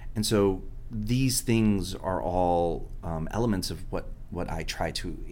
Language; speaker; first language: English; early bilingual, other home language; Spanish